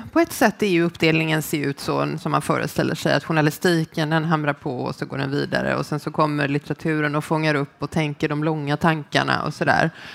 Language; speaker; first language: Swedish; native; Swedish